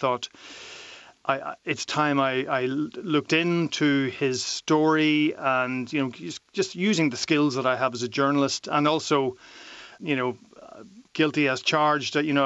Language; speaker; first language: English; native; English